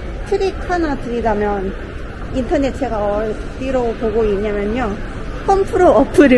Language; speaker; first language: Korean; non-native, fluent; Thai